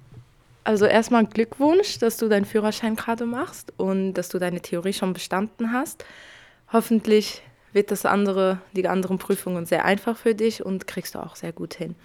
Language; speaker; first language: German; early bilingual, other home language; Kurdish